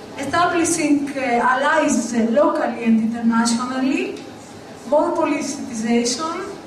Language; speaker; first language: English; non-native, learner; Greek